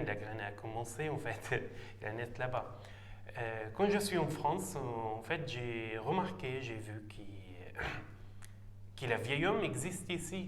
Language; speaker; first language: French; non-native, fluent; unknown